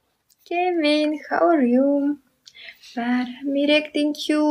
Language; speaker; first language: English; non-native, learner; Russian